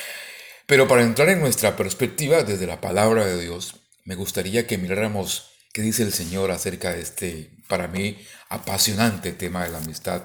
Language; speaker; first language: Spanish; native; Spanish